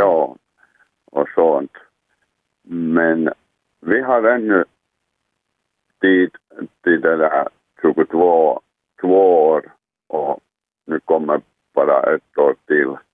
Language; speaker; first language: Swedish; non-native, local second language; Finnish